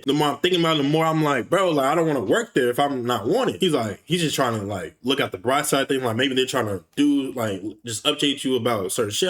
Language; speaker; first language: English; native; English